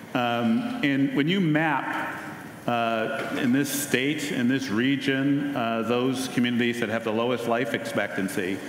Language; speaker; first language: English; native; English